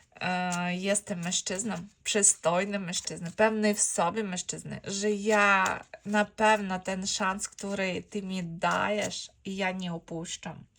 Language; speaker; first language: Polish; non-native, fluent; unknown